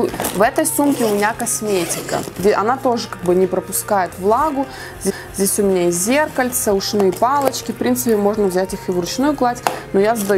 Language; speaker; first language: Russian; native; Russian